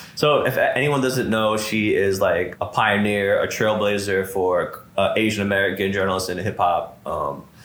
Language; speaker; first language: English; native; English